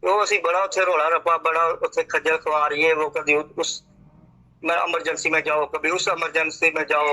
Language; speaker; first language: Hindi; non-native, local second language; Punjabi